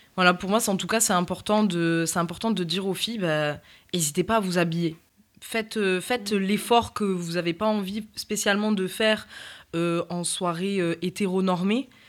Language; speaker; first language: French; native; French